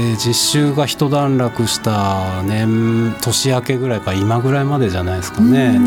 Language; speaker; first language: Japanese; native; Japanese